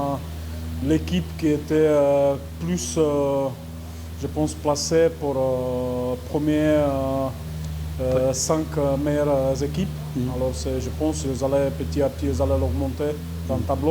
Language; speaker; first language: French; non-native, fluent; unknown